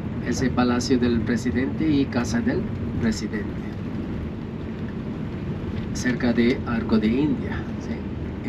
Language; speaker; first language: Spanish; non-native, fluent; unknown